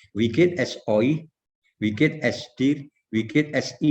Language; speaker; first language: German; non-native, learner; Indonesian